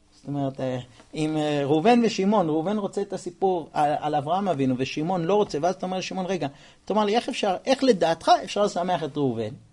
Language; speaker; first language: Hebrew; non-native, fluent; English